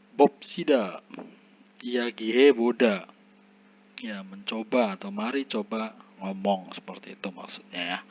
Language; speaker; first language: Indonesian; native; Indonesian